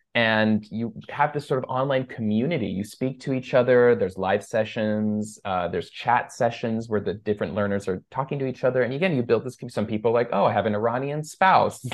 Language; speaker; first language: English; early bilingual, other home language; Persian